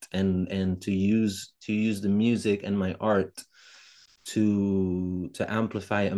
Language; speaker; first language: English; non-native, fluent; Italian